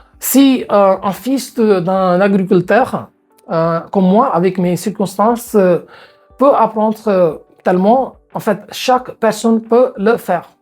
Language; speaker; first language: French; non-native, fluent; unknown